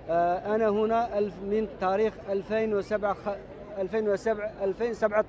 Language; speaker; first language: Arabic; non-native, learner; Uyghur